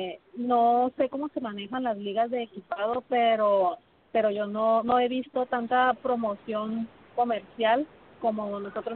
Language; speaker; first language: Spanish; native; Spanish